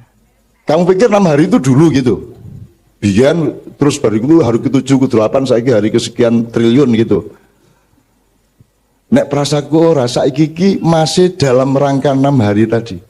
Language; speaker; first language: Indonesian; native; Indonesian